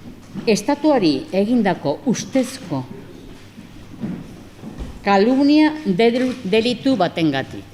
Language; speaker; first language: Basque; non-native, local second language; Spanish